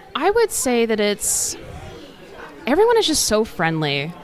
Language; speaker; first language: English; native; English